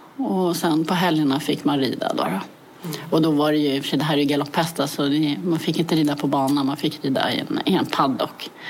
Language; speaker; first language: Swedish; early bilingual, other home language; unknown